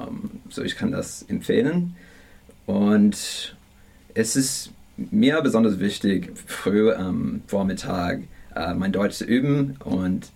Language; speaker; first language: German; non-native, learner; English